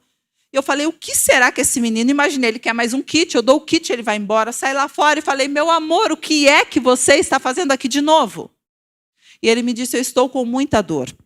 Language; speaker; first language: Portuguese; native; Portuguese